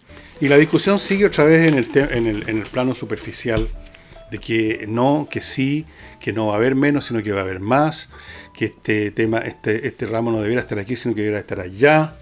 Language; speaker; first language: Spanish; native; Spanish